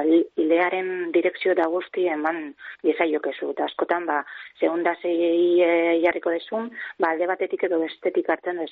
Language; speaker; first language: Basque; native; Basque